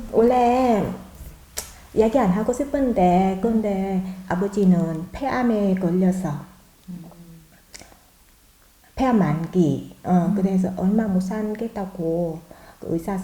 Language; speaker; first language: Korean; non-native, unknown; Vietnamese